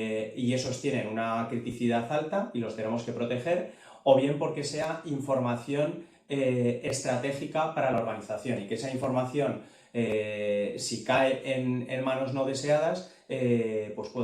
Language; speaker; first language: Spanish; native; Spanish